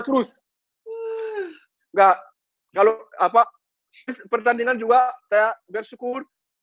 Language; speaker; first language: Indonesian; non-native, learner; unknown